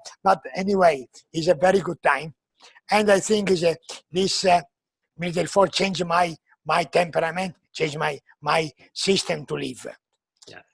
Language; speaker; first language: English; non-native, learner; Italian